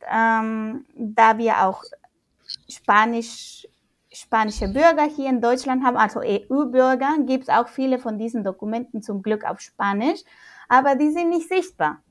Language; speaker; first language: German; non-native, fluent; Spanish